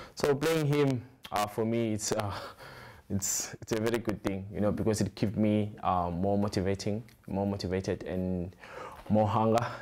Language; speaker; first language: English; non-native, local second language; Zulu